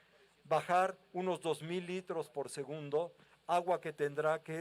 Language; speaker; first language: Spanish; native; Spanish